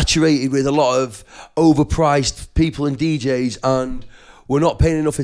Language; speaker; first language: English; native; English